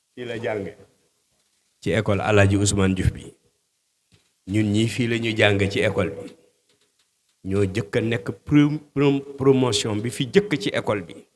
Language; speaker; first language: Wolof; native; Wolof